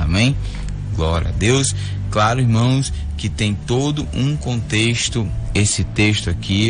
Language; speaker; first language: Portuguese; native; Portuguese